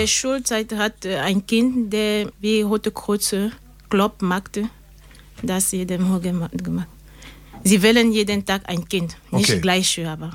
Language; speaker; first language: German; non-native, learner; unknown